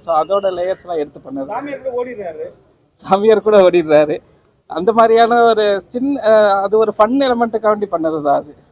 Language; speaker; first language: Tamil; native; Tamil